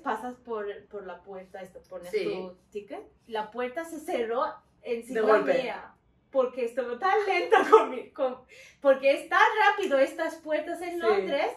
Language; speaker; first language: Spanish; non-native, learner; Turkish